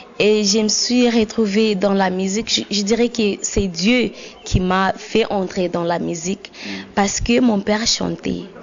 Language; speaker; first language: French; non-native, local second language; Swahili